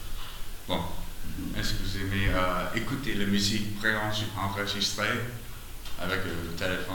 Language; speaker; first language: French; non-native, learner; English